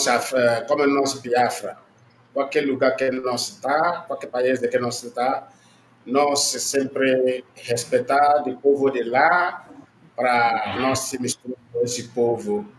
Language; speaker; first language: Portuguese; non-native, learner; Igbo